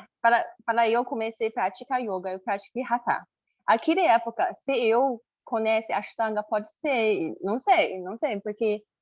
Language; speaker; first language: Portuguese; non-native, learner; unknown